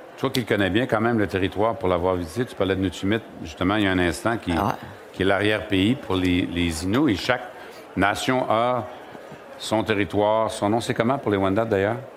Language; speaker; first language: French; native; French